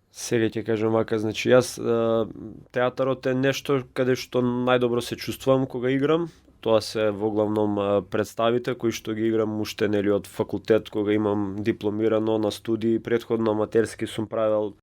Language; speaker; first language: Macedonian; native; Macedonian